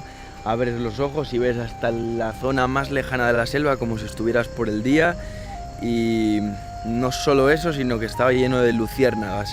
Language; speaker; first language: Spanish; native; Spanish